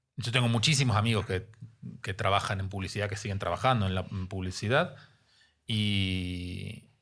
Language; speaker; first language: Spanish; native; Spanish